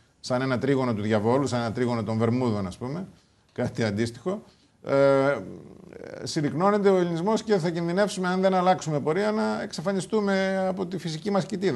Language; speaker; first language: Greek; native; Greek